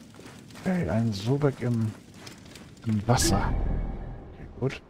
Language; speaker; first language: German; native; German